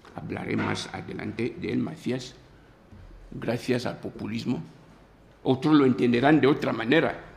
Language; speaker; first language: Spanish; non-native, local second language; Fang